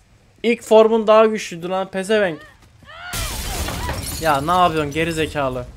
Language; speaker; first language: Turkish; native; Turkish